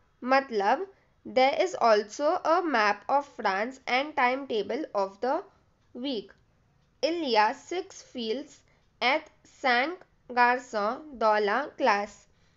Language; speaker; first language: English; non-native, local second language; Hindi